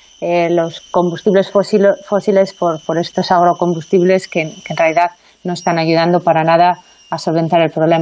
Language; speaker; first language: Spanish; native; Spanish